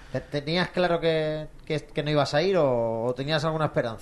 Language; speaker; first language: Spanish; native; Spanish